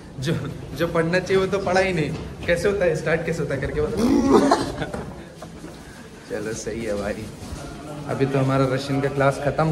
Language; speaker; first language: Hindi; native; Hindi